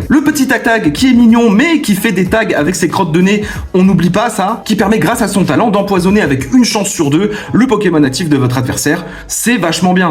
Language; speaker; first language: French; native; French